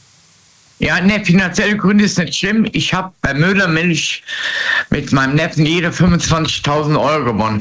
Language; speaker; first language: German; native; German